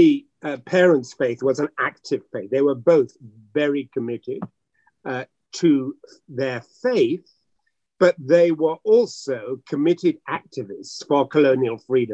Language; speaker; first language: English; native; English